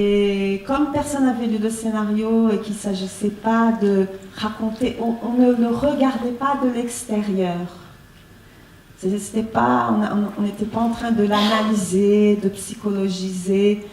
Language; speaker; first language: French; non-native, fluent; Portuguese